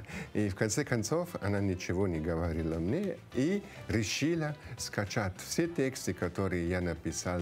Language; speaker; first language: Russian; non-native, fluent; Italian